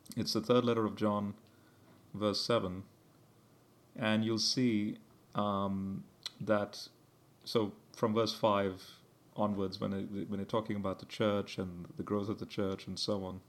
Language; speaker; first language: English; early bilingual, heritage; English